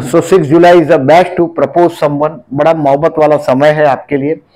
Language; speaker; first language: Hindi; native; Hindi